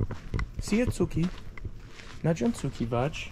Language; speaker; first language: Hungarian; non-native, learner; English